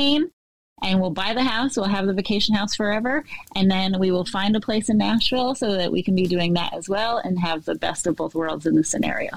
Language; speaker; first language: English; native; English